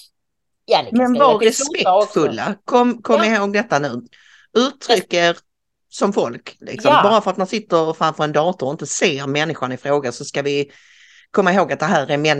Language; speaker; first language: Swedish; native; Swedish